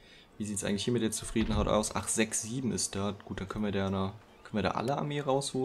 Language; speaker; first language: German; native; German